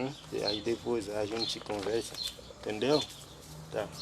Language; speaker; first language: Portuguese; non-native, learner; Haitian Creole